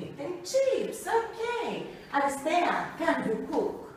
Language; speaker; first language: English; non-native, fluent; Greek